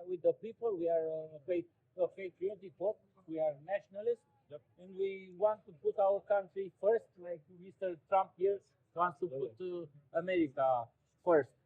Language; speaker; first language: English; non-native, fluent; Romanian